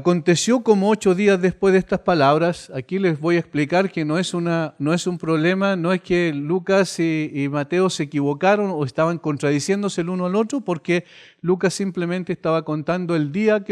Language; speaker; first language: Spanish; native; Spanish